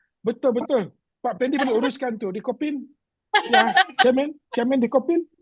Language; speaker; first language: Malay; native; Malay